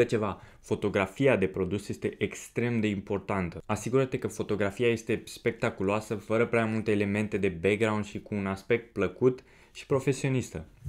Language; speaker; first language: Romanian; native; Romanian